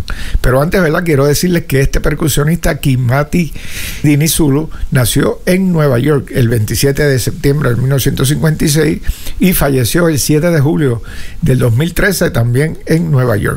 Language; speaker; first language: Spanish; native; Spanish